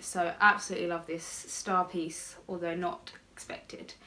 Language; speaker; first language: English; native; English